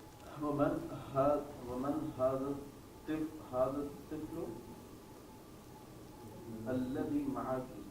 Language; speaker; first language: Arabic; non-native, learner; Urdu